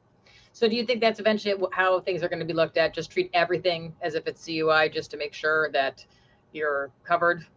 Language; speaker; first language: English; native; English